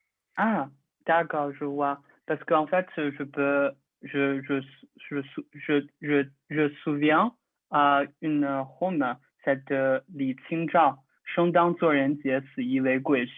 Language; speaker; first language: French; non-native, learner; Chinese